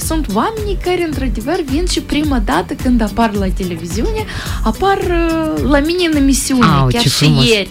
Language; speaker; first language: Romanian; non-native, local second language; Russian